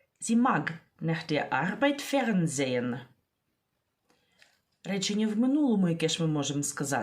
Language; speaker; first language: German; non-native, fluent; Ukrainian